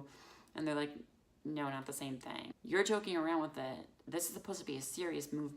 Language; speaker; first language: English; native; English